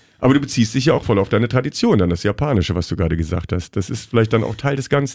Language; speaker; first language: German; native; German